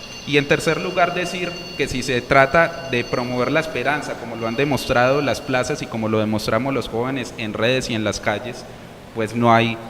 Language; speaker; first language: Spanish; native; Spanish